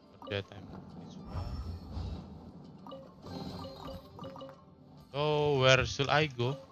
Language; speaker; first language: English; non-native, learner; Indonesian